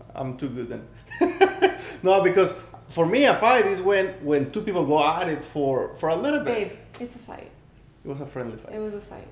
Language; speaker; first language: English; non-native, fluent; Spanish